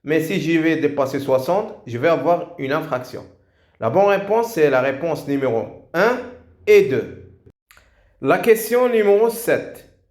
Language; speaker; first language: French; non-native, local second language; Arabic